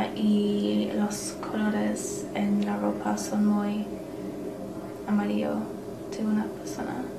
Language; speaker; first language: Spanish; non-native, learner; English